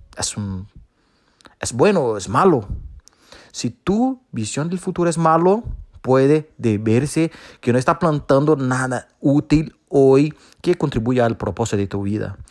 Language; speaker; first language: Spanish; non-native, fluent; Portuguese